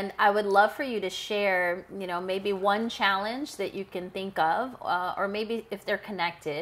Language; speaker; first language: English; native; English